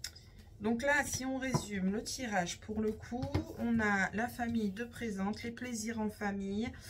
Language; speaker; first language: French; native; French